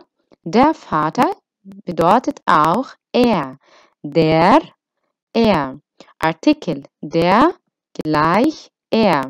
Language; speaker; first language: German; non-native, fluent; Arabic